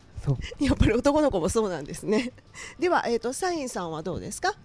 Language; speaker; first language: Japanese; native; Japanese